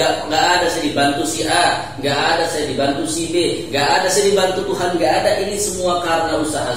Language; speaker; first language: Indonesian; native; Indonesian